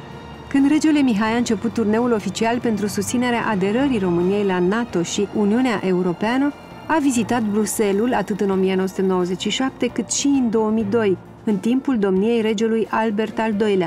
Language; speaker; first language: Romanian; native; Romanian